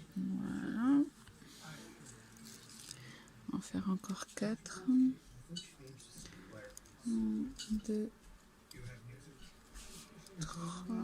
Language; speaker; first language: French; native; French